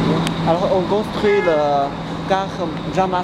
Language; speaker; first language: French; non-native, learner; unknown